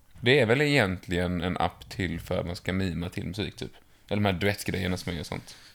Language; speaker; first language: Swedish; native; Swedish